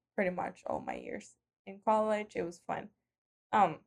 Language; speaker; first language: English; non-native, fluent; Spanish